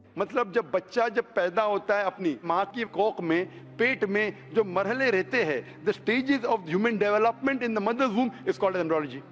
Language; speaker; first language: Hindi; non-native, local second language; Konkani